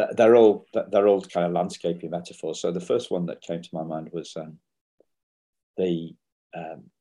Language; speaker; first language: English; native; English